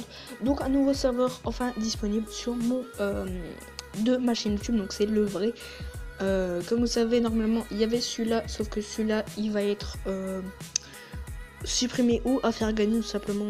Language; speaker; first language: French; native; French